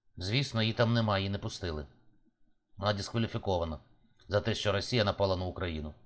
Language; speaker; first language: Ukrainian; native; Ukrainian